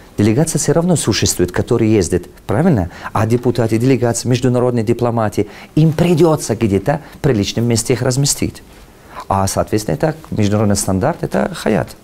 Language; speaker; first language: Russian; non-native, local second language; Tajik